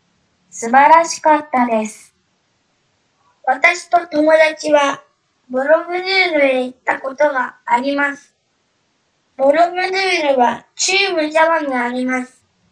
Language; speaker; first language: Japanese; non-native, learner; Indonesian